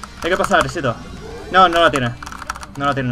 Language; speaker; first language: Spanish; native; Spanish